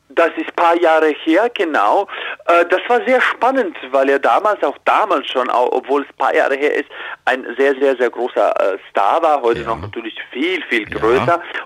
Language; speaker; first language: German; early bilingual, heritage; Croatian